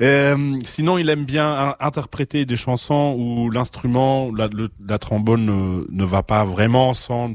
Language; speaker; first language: French; non-native, fluent; German